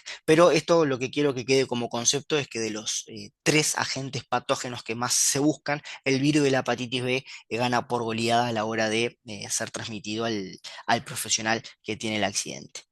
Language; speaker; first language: Spanish; native; Spanish